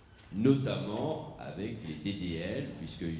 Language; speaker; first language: French; native; French